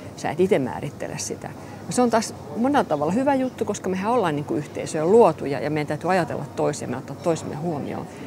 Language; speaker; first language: Finnish; non-native, local second language; Swedish